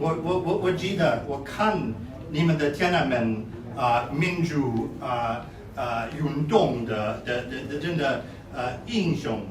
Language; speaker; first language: Chinese; non-native, fluent; English